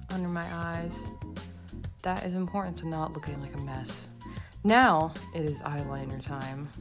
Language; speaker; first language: English; native; English